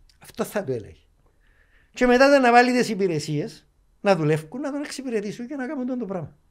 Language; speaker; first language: Greek; native; Greek